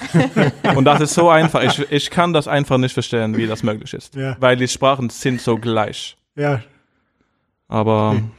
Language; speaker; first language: German; non-native, fluent; Norwegian